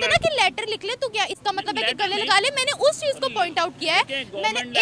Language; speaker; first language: Hindi; native; Hindi